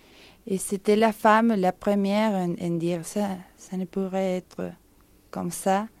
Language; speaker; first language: French; non-native, fluent; Spanish